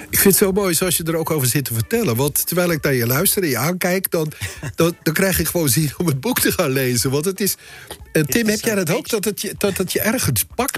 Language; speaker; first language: Dutch; native; Dutch